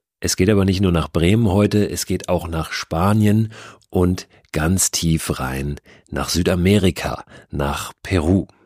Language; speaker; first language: German; native; German